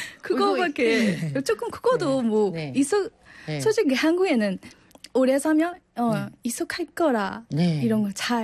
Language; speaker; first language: Korean; non-native, learner; Burmese